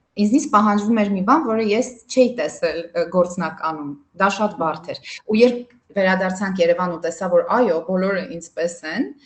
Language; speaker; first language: Armenian; early bilingual, heritage; Armenian